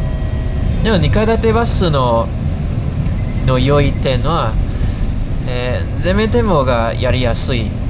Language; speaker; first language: Japanese; non-native, fluent; English